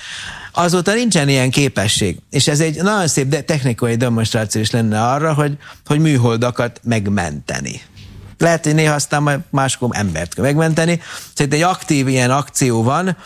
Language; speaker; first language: Hungarian; native; Hungarian